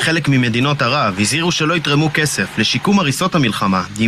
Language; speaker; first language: Hebrew; native; Hebrew